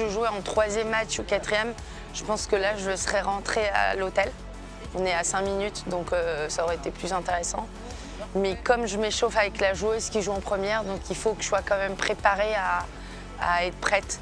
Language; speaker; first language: French; native; French